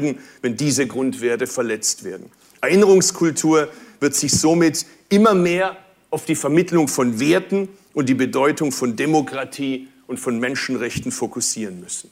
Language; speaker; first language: German; early bilingual, other home language; Turkish